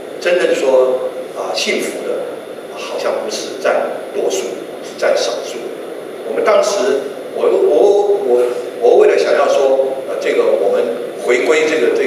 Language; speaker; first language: Chinese; native; Chinese